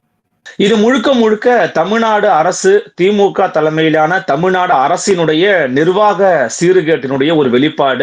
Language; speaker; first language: Tamil; native; Tamil